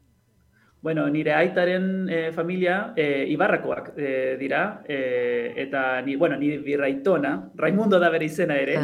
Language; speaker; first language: Basque; non-native, learner; Spanish